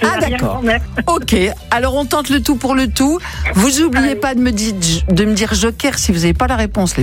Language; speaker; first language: French; native; French